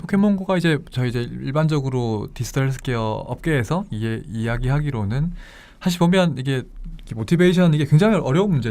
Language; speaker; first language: Korean; native; Korean